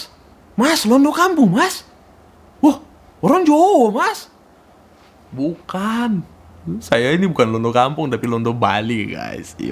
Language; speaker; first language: Indonesian; non-native, fluent; Russian